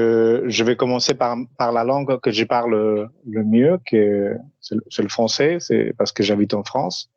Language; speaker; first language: French; non-native, fluent; Spanish